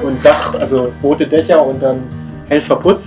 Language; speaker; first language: German; native; German